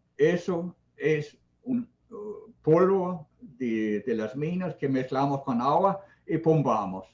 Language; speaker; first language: Spanish; non-native, fluent; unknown